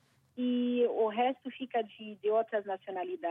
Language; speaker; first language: Portuguese; non-native, fluent; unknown